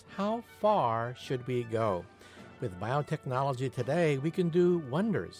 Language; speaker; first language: English; native; English